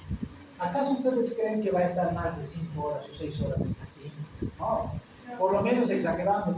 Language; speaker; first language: Spanish; native; Spanish